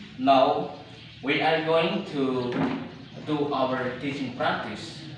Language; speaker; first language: English; non-native, learner; Indonesian